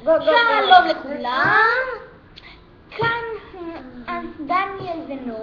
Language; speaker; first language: Hebrew; early bilingual, other home language; Russian